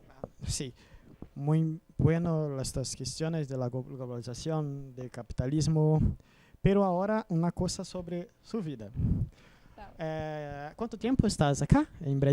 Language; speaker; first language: Spanish; non-native, learner; Portuguese